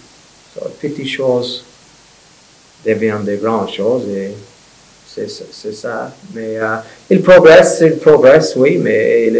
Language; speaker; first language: French; non-native, fluent; English